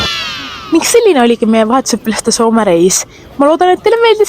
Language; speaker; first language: Estonian; native; Estonian